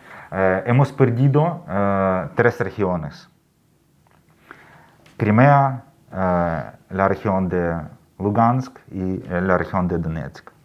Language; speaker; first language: Spanish; non-native, fluent; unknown